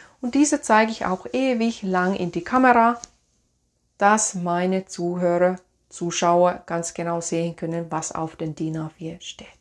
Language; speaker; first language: German; non-native, fluent; Finnish